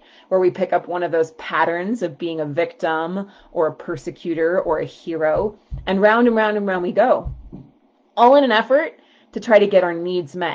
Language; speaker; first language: English; native; English